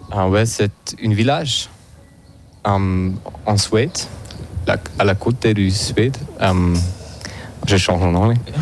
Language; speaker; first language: French; non-native, learner; Swiss German